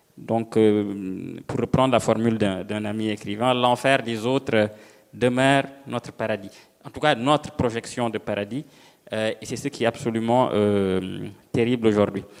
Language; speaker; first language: French; non-native, local second language; Serer